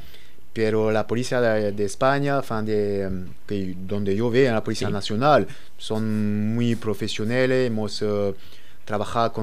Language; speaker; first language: Spanish; non-native, learner; French